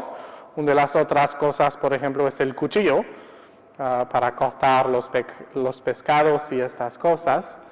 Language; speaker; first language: Spanish; non-native, fluent; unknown